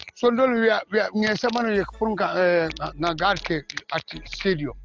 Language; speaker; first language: English; non-native, local second language; Mandingo